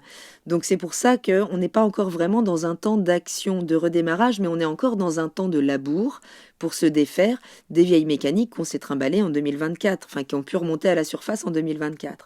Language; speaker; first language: French; native; French